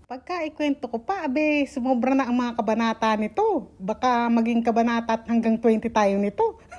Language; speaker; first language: Filipino; native; Filipino